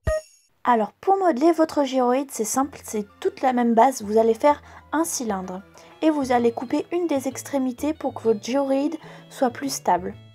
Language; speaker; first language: French; native; French